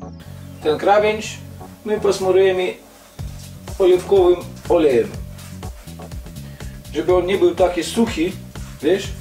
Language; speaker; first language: Polish; non-native, learner; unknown